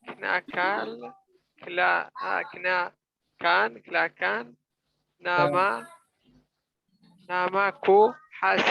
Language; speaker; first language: Indonesian; non-native, learner; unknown